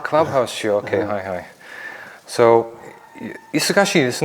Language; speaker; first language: Japanese; non-native, learner; English